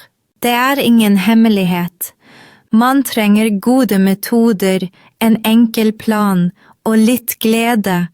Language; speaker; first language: Norwegian; non-native, fluent; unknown